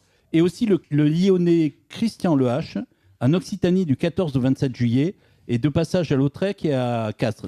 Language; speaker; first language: French; native; French